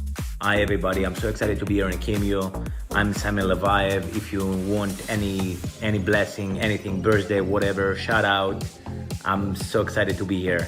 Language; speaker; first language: English; non-native, fluent; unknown